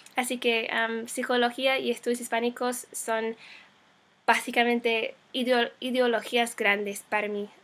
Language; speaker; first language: Spanish; non-native, fluent; English